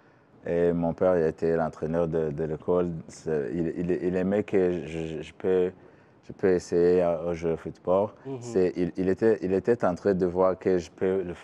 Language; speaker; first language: French; non-native, learner; Kinyarwanda